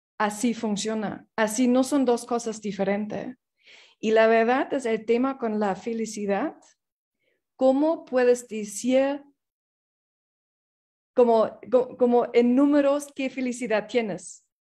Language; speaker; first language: Spanish; non-native, fluent; English